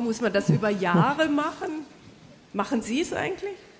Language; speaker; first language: German; native; German